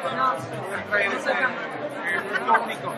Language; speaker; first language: Spanish; native; Spanish